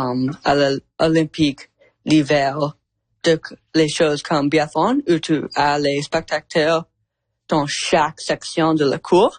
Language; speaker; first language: French; non-native, local second language; English